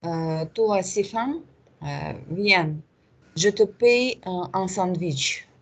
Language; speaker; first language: French; non-native, learner; Russian